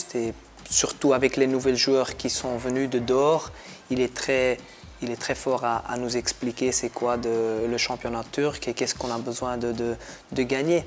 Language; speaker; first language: French; non-native, local second language; Dutch